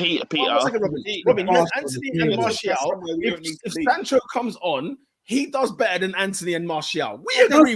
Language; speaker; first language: English; native; English